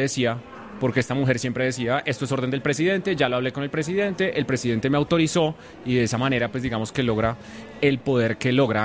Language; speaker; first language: Spanish; native; Spanish